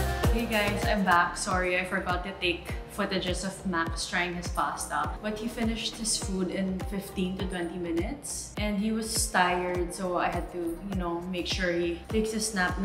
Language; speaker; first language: English; non-native, local second language; Filipino